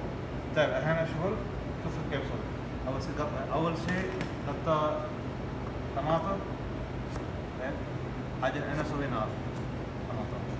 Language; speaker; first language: Arabic; non-native, learner; Urdu